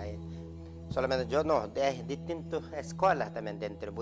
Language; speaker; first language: Spanish; non-native, learner; Ladakhi